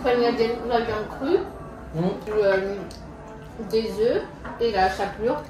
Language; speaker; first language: French; native; French